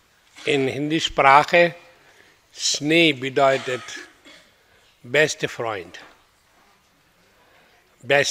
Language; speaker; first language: German; non-native, learner; Hindi